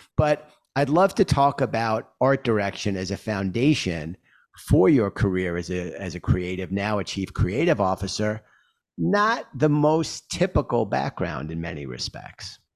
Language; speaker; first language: English; native; English